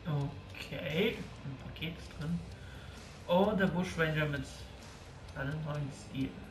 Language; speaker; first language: German; native; German